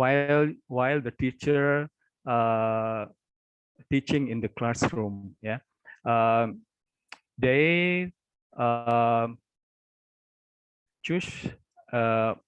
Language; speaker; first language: English; non-native, local second language; Indonesian